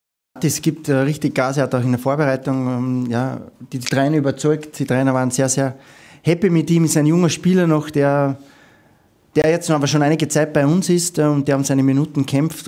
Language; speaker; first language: German; native; German